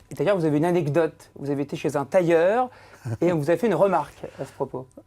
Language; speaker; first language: French; native; French